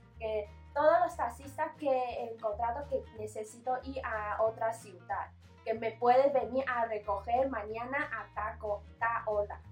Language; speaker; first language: Spanish; non-native, learner; Chinese